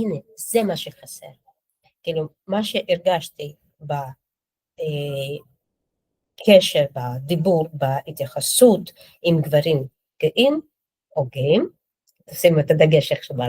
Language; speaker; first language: Hebrew; non-native, fluent; Russian